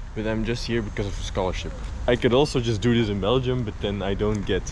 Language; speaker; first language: English; non-native, fluent; Dutch